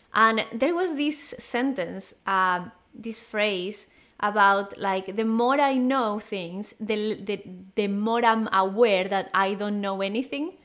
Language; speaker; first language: English; non-native, fluent; Spanish